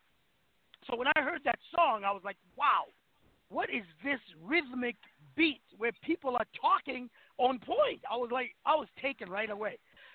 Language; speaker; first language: English; non-native, local second language; Shona